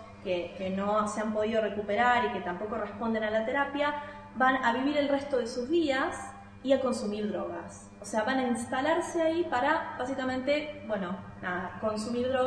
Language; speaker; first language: Spanish; native; Spanish